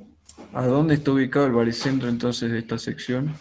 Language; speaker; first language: Spanish; native; Spanish